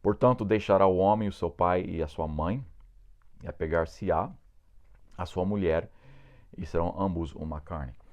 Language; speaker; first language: Portuguese; non-native, fluent; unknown